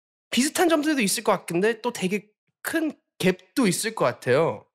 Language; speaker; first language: Korean; early bilingual, heritage; Korean